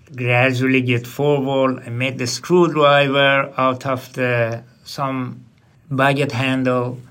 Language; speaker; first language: English; non-native, learner; Persian